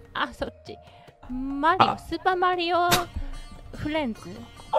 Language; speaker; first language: English; non-native, learner; Japanese